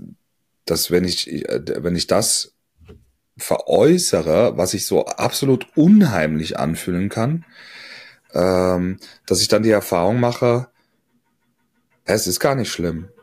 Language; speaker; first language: German; native; German